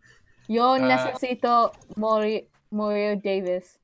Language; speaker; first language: Spanish; non-native, learner; Indonesian